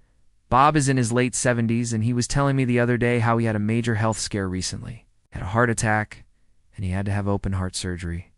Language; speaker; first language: English; native; English